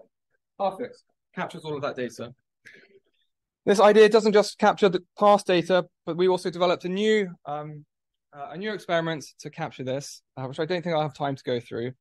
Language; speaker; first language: English; native; English